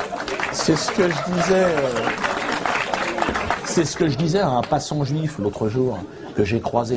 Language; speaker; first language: French; native; French